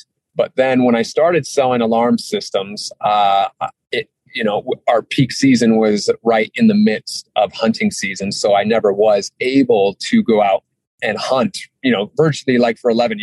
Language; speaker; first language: English; native; English